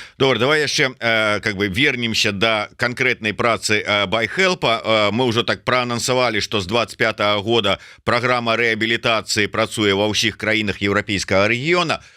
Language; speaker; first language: Belarusian; native; Belarusian